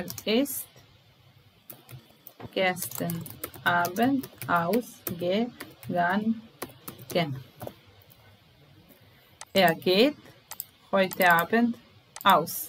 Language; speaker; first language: German; non-native, fluent; Serbian